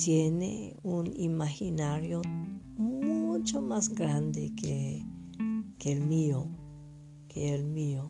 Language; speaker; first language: Spanish; non-native, fluent; French